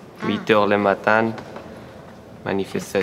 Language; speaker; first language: French; non-native, learner; Persian